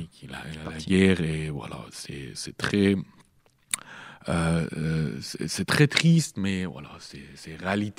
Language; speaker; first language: French; non-native, learner; Persian